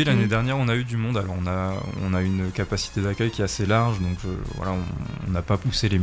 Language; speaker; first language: French; native; French